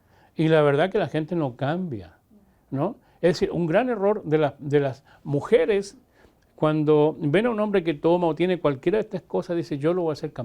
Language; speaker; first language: Spanish; native; Spanish